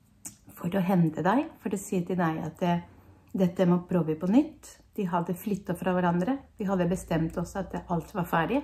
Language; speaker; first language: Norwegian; non-native, learner; Spanish